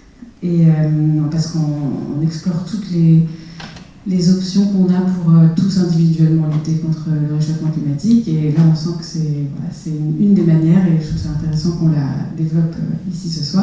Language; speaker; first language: French; native; French